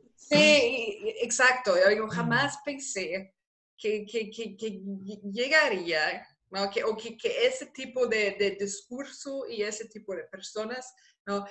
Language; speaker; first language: Spanish; non-native, fluent; German